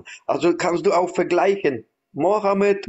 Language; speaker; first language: German; non-native, learner; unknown